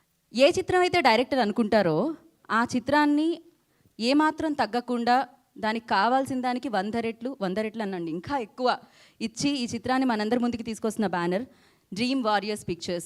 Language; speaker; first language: Telugu; native; Telugu